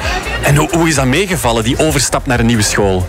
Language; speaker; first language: Dutch; native; Dutch